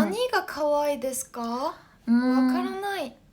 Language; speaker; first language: Japanese; non-native, learner; Korean